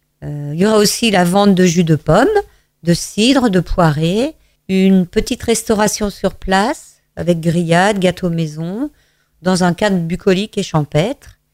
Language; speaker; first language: French; native; French